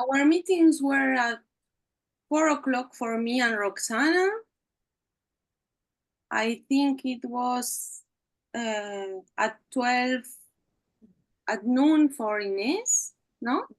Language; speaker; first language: English; non-native, learner; Spanish